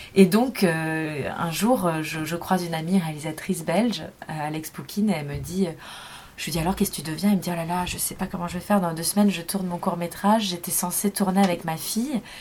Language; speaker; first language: French; native; French